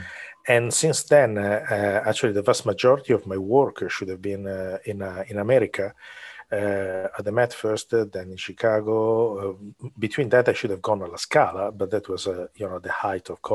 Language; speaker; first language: English; non-native, fluent; Italian